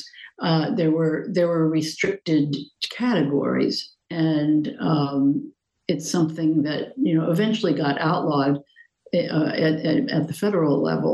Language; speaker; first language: English; native; English